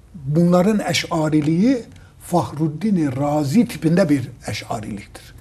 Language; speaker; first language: Turkish; native; Turkish